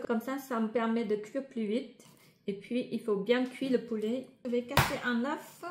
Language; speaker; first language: French; non-native, fluent; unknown